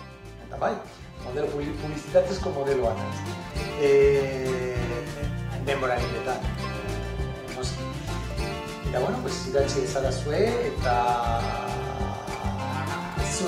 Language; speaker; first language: Basque; non-native, local second language; Spanish